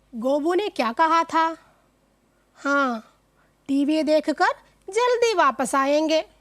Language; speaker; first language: Hindi; non-native, local second language; Malayalam